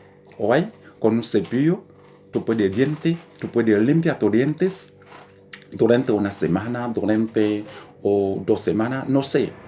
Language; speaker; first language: Spanish; non-native, learner; Haitian Creole